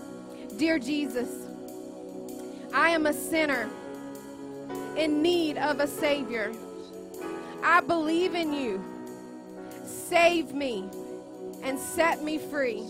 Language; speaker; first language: English; native; English